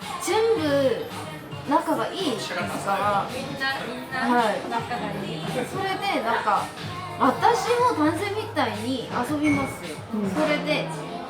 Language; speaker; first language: Japanese; non-native, learner; Korean